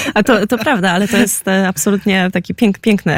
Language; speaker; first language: Polish; native; Polish